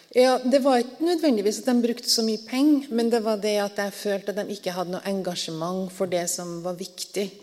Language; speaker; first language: Norwegian; native; Norwegian